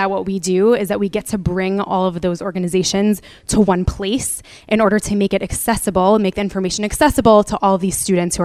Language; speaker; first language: English; native; English